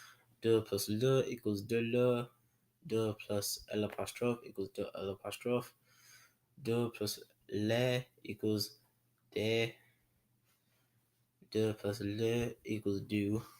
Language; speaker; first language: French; non-native, learner; English